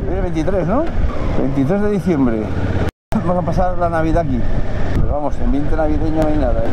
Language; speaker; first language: Spanish; native; Spanish